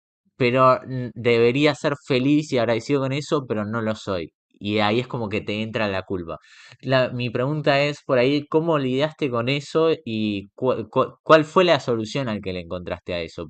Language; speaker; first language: Spanish; native; Spanish